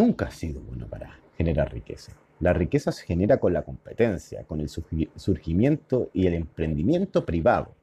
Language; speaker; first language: Spanish; native; Spanish